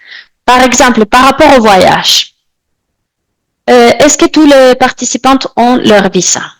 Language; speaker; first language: French; non-native, fluent; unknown